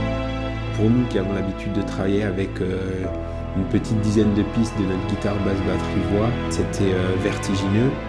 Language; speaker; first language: French; native; French